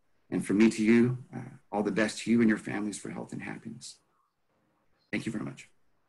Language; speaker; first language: English; native; English